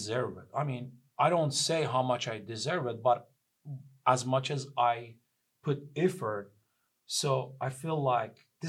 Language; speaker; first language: English; non-native, fluent; Persian